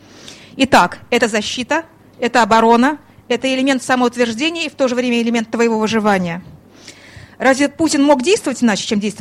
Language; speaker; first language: Russian; native; Russian